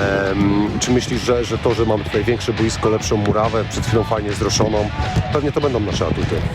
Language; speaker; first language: Polish; native; Polish